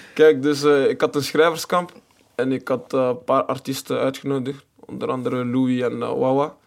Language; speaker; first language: Dutch; native; Dutch